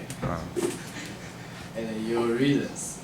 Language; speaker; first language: English; non-native, learner; Chinese